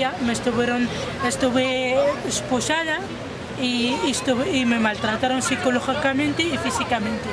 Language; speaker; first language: Spanish; non-native, fluent; Arabic